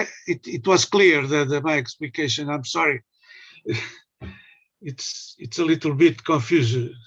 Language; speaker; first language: English; non-native, learner; Portuguese